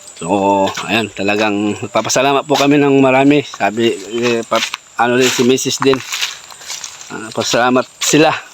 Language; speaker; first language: Filipino; non-native, local second language; Cebuano